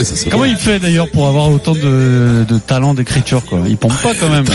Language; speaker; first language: French; native; French